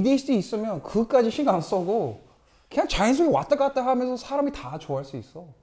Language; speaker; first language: Korean; early bilingual, other home language; English